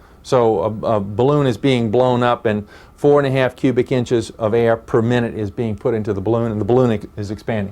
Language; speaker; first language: English; native; English